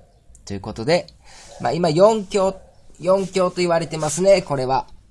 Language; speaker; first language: Japanese; native; Japanese